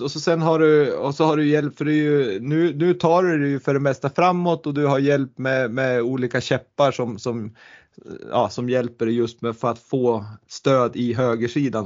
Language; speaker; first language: Swedish; native; Swedish